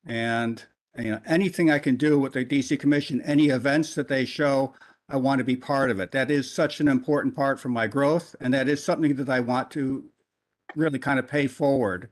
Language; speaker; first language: English; native; English